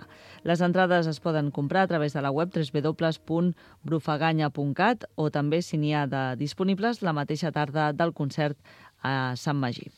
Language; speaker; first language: Catalan; native; Catalan